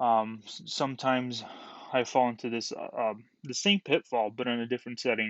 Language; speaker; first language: English; native; English